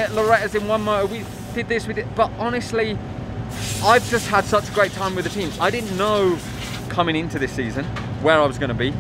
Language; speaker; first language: English; native; English